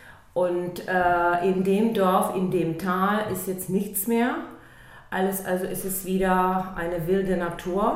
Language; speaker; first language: German; non-native, local second language; Czech